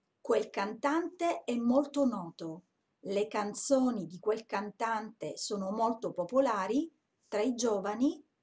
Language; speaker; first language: Italian; native; Italian